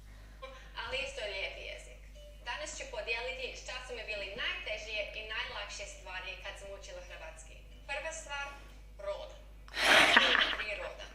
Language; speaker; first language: Croatian; non-native, learner; English